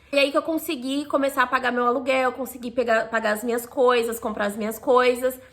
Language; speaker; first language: Portuguese; native; Portuguese